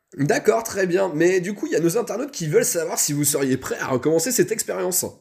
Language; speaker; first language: French; native; French